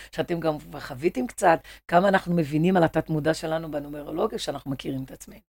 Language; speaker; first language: Hebrew; non-native, fluent; Portuguese